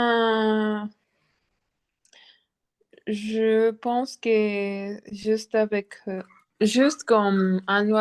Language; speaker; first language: French; non-native, learner; Spanish